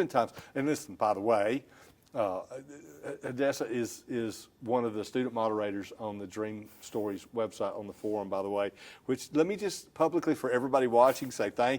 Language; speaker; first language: English; native; English